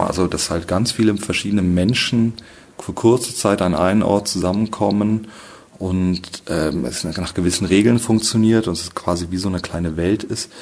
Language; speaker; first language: German; native; German